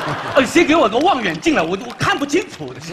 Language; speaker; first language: Chinese; native; Chinese